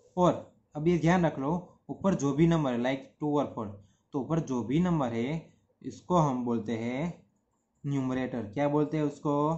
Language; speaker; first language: Hindi; non-native, local second language; Gujarati